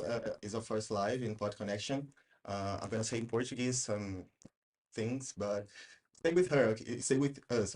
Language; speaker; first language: English; non-native, learner; Portuguese